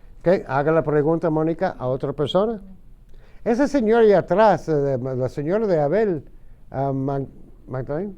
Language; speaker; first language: Spanish; non-native, fluent; English